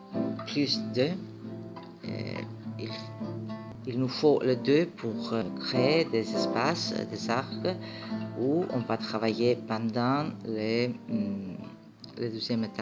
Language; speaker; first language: French; non-native, fluent; Greek